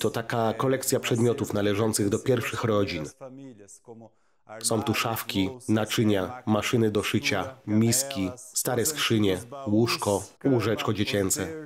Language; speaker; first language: Polish; native; Polish